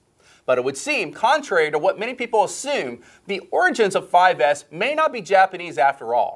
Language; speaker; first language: English; native; English